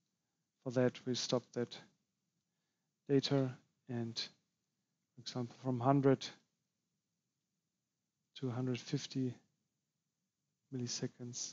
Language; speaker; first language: English; non-native, fluent; German